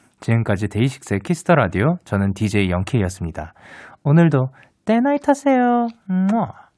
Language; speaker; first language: Korean; native; Korean